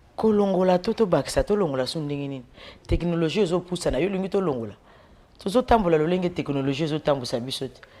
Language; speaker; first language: Lingala; non-native, local second language; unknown